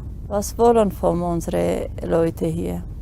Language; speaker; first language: German; non-native, learner; Aramaic